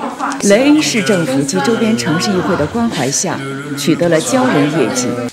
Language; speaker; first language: Chinese; native; Chinese